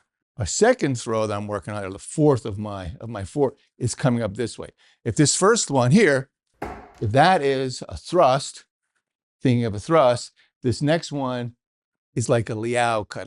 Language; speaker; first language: English; native; English